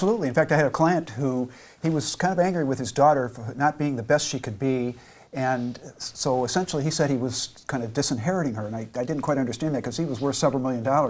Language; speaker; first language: English; native; English